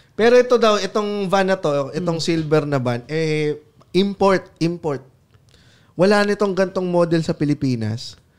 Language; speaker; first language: Filipino; native; Filipino